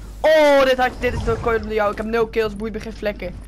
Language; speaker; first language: Dutch; native; Dutch